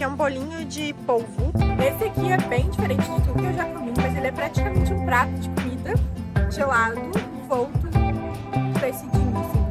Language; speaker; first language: Portuguese; native; Portuguese